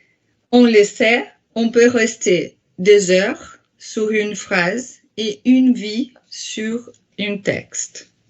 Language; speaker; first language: French; non-native, fluent; Portuguese